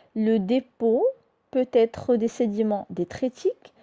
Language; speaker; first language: French; non-native, local second language; Arabic